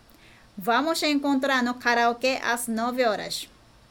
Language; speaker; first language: Portuguese; non-native, fluent; Japanese